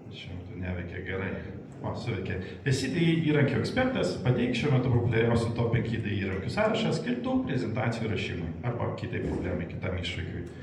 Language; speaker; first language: Lithuanian; non-native, local second language; Polish